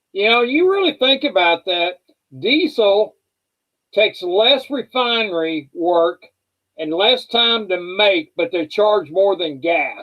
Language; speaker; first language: English; native; English